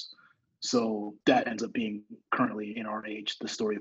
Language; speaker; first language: English; non-native, local second language; Yoruba